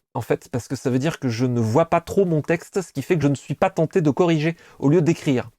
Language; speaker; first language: French; native; French